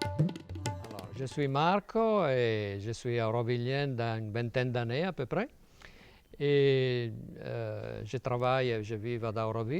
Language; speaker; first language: French; non-native, fluent; Italian